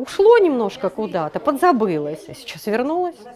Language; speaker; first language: Russian; native; Russian